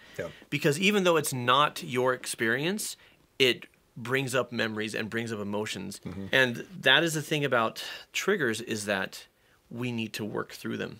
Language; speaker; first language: English; native; English